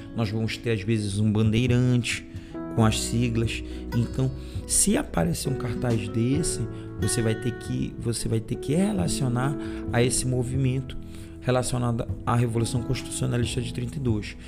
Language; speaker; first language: Portuguese; native; Portuguese